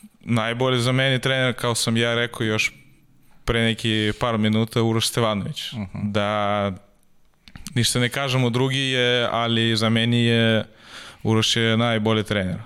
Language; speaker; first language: Serbian; non-native, learner; Russian